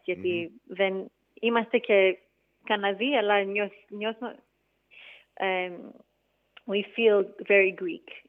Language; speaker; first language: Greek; early bilingual, heritage; Greek